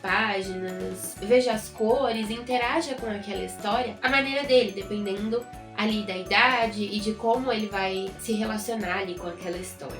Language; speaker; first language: Portuguese; native; Portuguese